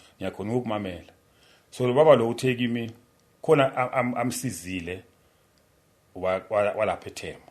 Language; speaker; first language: Zulu; native; Zulu